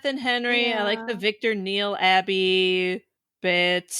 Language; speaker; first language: English; native; English